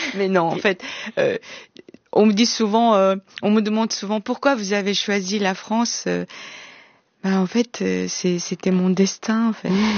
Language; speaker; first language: French; non-native, fluent; Korean